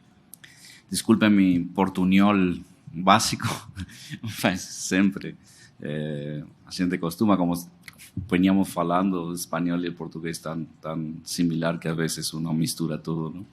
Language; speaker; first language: Portuguese; non-native, learner; Spanish